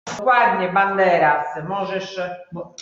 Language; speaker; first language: Polish; non-native, learner; Italian